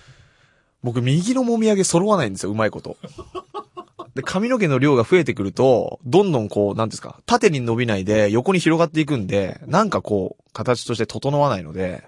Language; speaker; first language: Japanese; native; Japanese